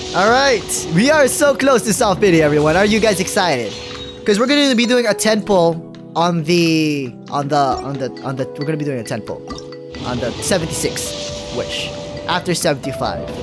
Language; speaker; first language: English; non-native, local second language; Filipino